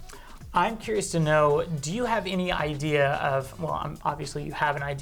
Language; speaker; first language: English; native; English